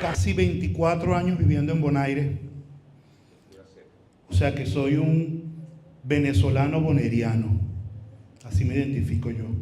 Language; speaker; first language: Spanish; native; Spanish